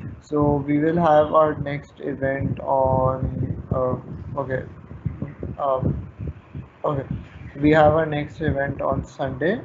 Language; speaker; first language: English; non-native, local second language; Urdu